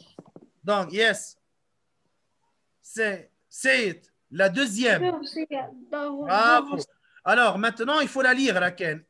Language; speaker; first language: French; non-native, local second language; Arabic